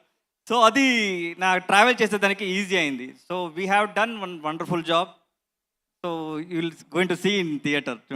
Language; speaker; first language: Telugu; non-native, learner; Kannada